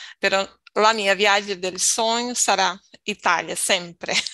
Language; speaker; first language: Italian; non-native, learner; Portuguese